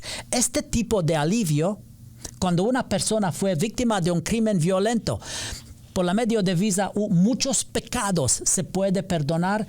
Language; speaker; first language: Spanish; non-native, learner; English